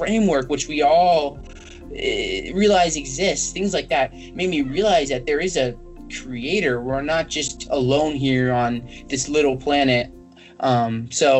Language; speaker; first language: English; native; English